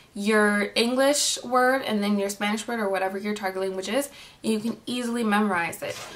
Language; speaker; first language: English; native; English